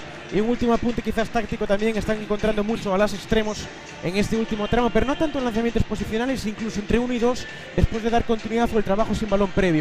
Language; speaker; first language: Spanish; native; Spanish